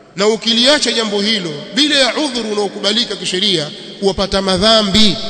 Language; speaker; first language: Swahili; native; Swahili